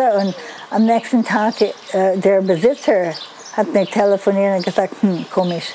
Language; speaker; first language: German; non-native, fluent; English